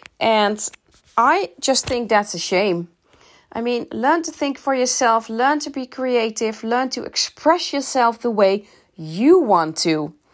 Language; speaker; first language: English; non-native, fluent; Dutch